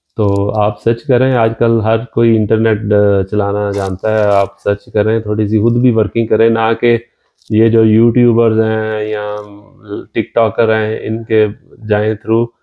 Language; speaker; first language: Urdu; non-native, local second language; Punjabi